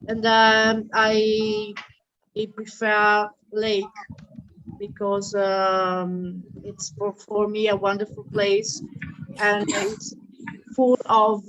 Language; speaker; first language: English; non-native, learner; Italian